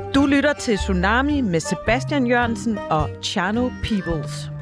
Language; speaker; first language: Danish; native; Danish